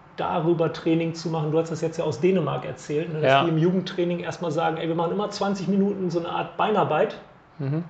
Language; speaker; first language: German; native; German